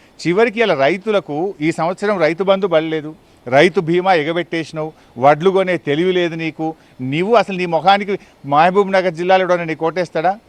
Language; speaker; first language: Telugu; native; Telugu